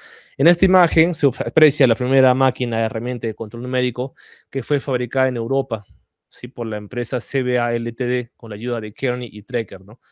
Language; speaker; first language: Spanish; native; Spanish